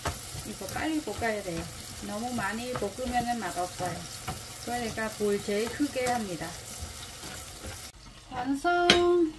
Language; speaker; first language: Korean; non-native, learner; Vietnamese